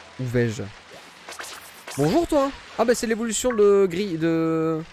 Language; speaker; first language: French; native; French